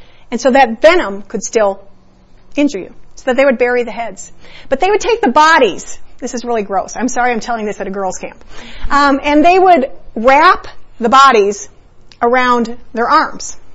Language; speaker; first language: English; early bilingual, other home language; Spanish